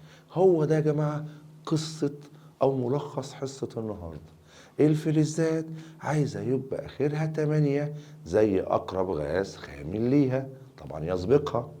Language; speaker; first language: Arabic; native; Arabic